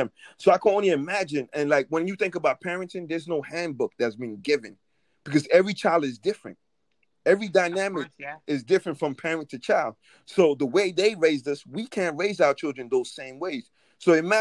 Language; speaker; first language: English; native; English